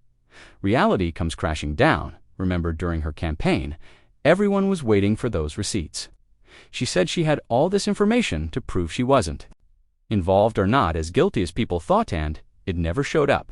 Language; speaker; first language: English; native; English